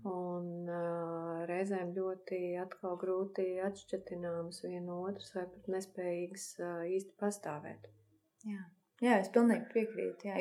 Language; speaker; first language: Latvian; native; Latvian